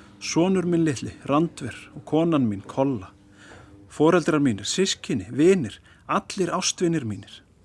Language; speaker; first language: Icelandic; native; Icelandic